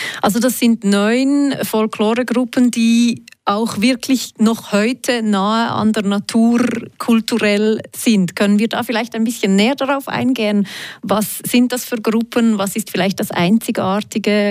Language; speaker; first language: German; native; German